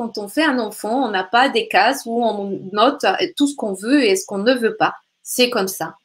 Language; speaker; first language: French; native; French